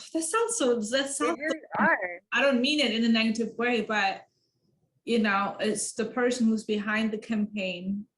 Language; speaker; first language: English; non-native, fluent; German